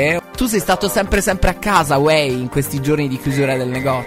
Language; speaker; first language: Italian; native; Italian